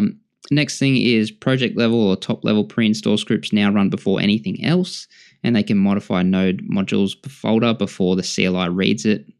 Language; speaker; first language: English; native; English